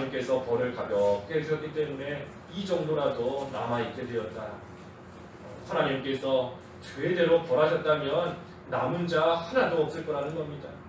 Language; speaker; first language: Korean; native; Korean